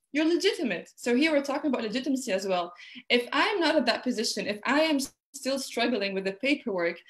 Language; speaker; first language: English; non-native, fluent; Arabic